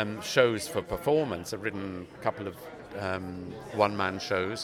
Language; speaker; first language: English; native; English